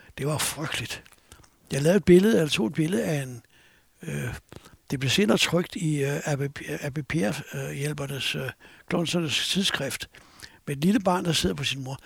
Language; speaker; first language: Danish; native; Danish